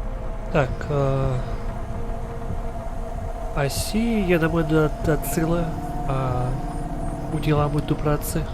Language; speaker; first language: Czech; non-native, learner; Ukrainian